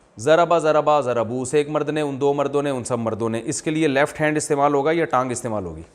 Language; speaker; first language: Urdu; native; Urdu